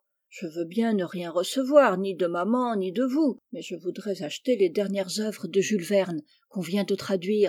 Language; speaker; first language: French; native; French